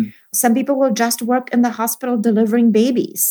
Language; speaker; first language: English; non-native, fluent; Polish